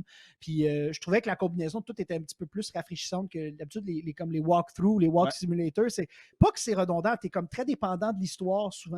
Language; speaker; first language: French; native; French